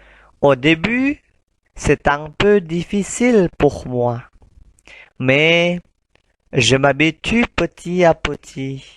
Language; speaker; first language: French; non-native, fluent; Indonesian